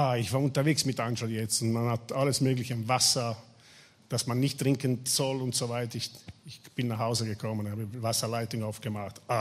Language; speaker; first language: German; non-native, fluent; Italian